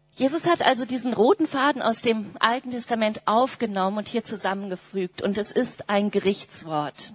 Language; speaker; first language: German; native; German